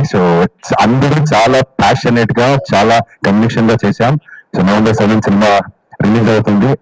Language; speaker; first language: Telugu; non-native, fluent; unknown